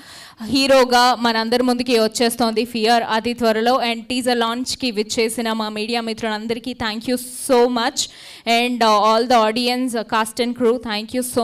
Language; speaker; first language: Telugu; native; Telugu